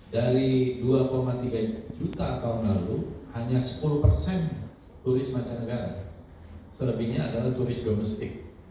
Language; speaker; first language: Indonesian; native; Indonesian